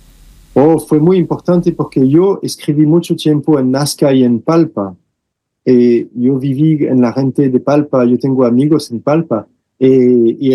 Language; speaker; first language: Spanish; non-native, fluent; French